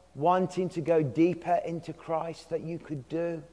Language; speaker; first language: English; native; English